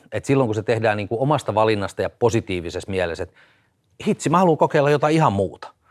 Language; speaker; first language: Finnish; native; Finnish